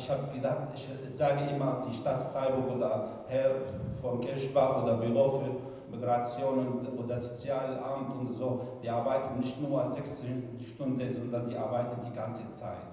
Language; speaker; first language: German; non-native, fluent; Arabic